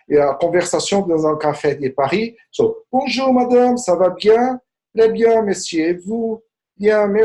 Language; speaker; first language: French; non-native, fluent; Portuguese